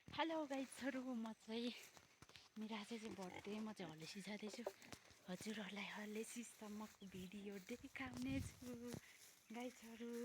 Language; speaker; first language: Nepali; native; Nepali